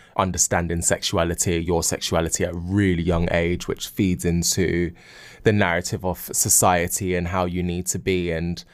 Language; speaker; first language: English; native; English